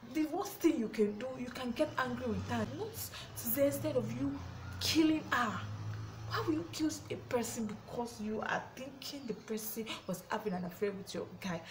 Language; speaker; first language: English; non-native, local second language; Yoruba